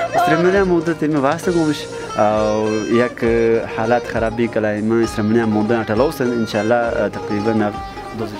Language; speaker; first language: Persian; non-native, local second language; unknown